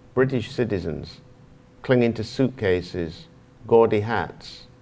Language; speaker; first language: English; native; English